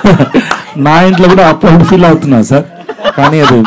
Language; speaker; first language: Telugu; non-native, learner; Tamil